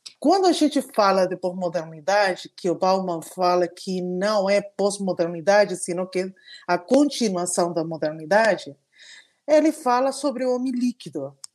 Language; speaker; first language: Portuguese; non-native, fluent; Spanish